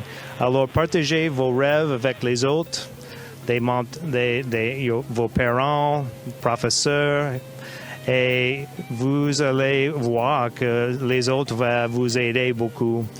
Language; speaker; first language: French; non-native, learner; English